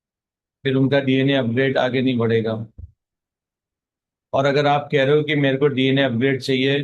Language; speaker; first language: Hindi; native; Hindi